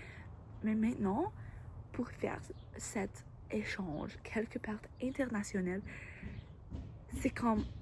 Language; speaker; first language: French; non-native, learner; English